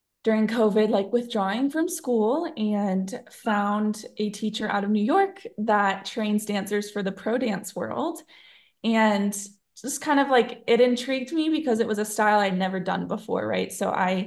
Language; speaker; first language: English; native; English